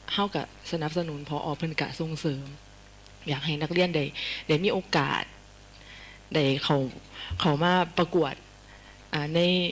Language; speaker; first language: Thai; native; Thai